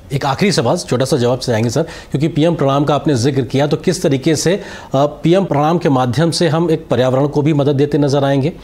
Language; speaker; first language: Hindi; native; Hindi